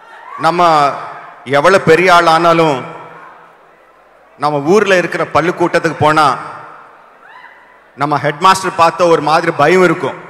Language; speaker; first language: Tamil; non-native, local second language; Telugu